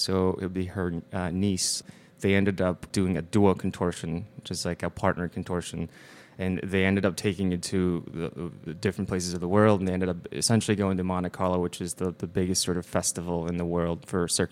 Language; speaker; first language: English; non-native, fluent; Mongolian